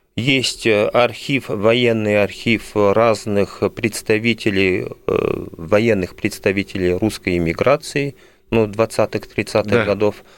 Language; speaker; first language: Russian; early bilingual, heritage; Russian